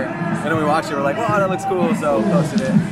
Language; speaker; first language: English; native; English